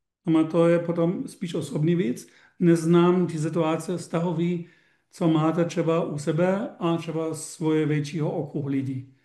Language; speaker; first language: Czech; non-native, learner; German